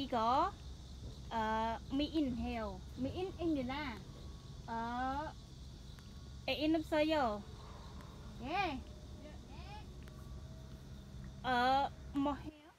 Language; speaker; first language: Korean; non-native, learner; Khmer